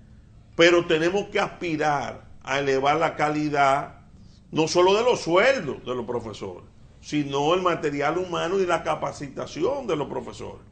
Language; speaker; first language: Spanish; native; Spanish